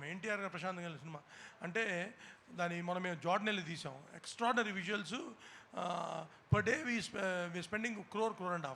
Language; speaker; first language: Telugu; native; Telugu